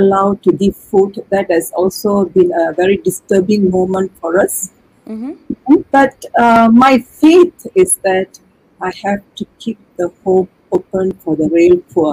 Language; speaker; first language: English; non-native, local second language; Tamil